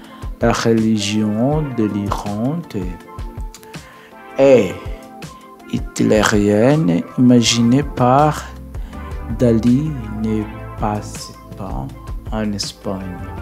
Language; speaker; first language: French; non-native, learner; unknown